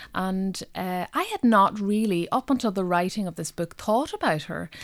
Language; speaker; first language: English; non-native, local second language; Irish